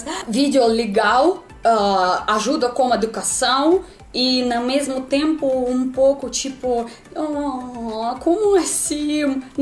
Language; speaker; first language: Portuguese; non-native, learner; Russian